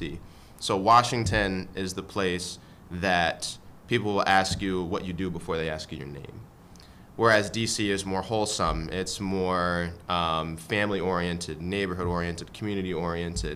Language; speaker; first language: English; native; English